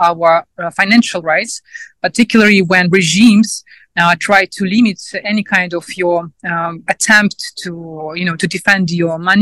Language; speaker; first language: English; non-native, fluent; Ukrainian